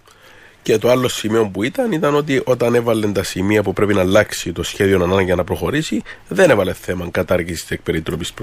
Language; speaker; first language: Greek; native; Greek